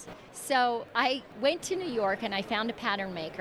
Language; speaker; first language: English; native; English